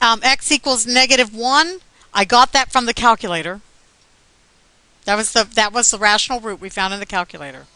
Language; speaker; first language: English; native; English